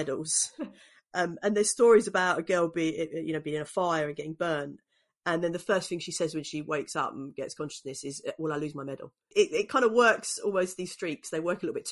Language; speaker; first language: English; native; English